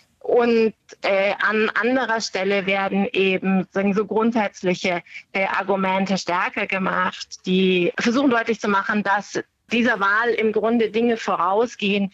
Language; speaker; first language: German; native; German